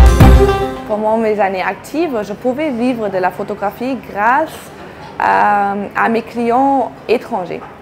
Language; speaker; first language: French; non-native, fluent; German